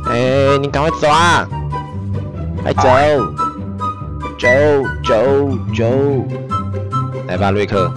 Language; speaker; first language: Chinese; native; Chinese